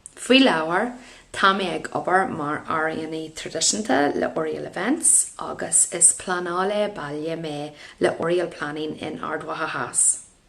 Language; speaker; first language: Irish; non-native, local second language; English